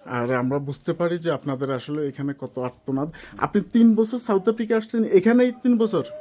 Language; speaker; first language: Bangla; native; Bangla